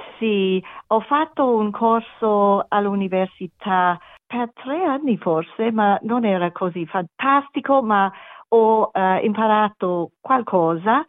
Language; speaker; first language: Italian; non-native, learner; German